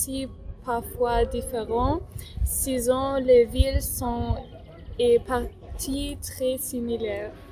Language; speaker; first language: French; non-native, learner; German